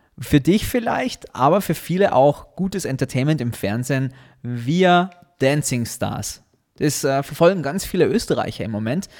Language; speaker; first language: German; native; German